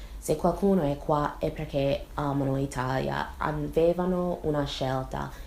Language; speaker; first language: Italian; non-native, fluent; English